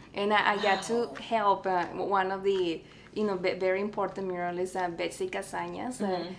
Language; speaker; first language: English; early bilingual, other home language; Spanish